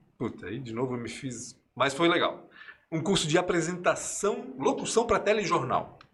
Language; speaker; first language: Portuguese; early bilingual, other home language; Spanish